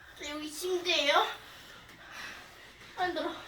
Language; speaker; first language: Korean; early bilingual, heritage; Korean